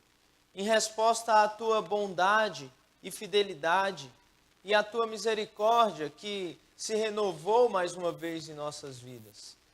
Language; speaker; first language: Portuguese; native; Portuguese